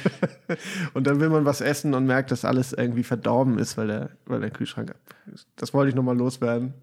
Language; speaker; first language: German; native; German